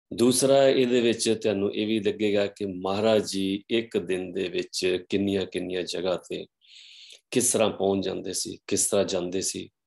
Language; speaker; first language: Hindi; non-native, local second language; Punjabi